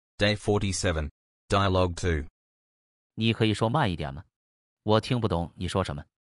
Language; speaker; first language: Chinese; non-native, learner; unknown